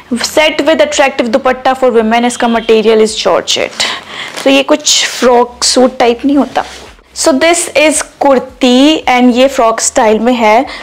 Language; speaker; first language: Hindi; native; Hindi